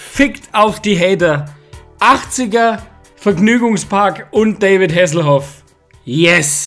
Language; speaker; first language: German; native; German